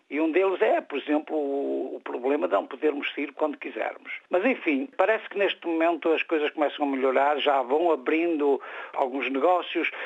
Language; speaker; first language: Portuguese; native; Portuguese